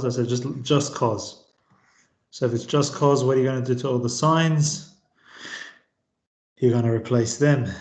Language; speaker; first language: English; native; English